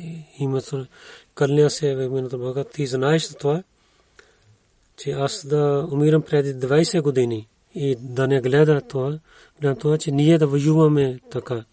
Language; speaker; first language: Bulgarian; non-native, learner; Urdu